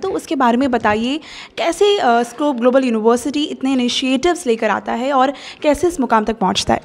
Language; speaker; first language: Hindi; native; Hindi